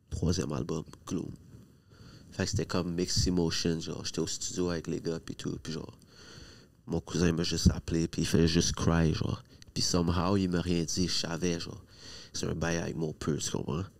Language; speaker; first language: French; native; French